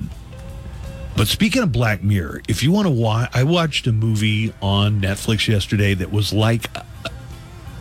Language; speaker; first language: English; native; English